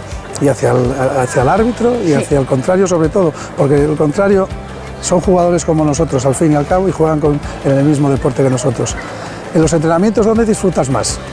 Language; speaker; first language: Spanish; native; Spanish